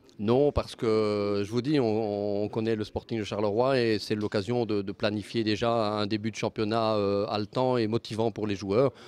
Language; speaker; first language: French; native; French